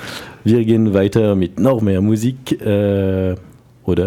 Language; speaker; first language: German; non-native, learner; French